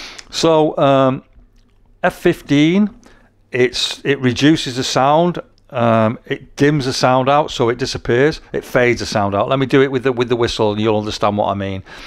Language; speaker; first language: English; native; English